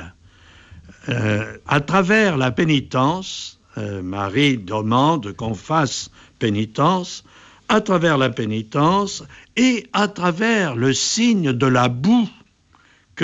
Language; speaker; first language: French; native; French